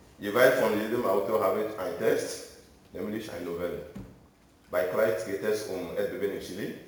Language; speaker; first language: German; non-native, fluent; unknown